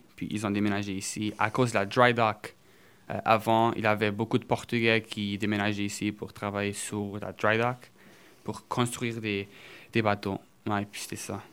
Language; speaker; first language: French; early bilingual, other home language; Portuguese